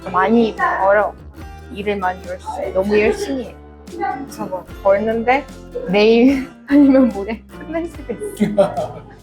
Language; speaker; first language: Korean; non-native, fluent; Mongolian